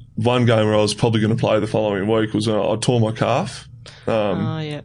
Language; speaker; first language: English; native; English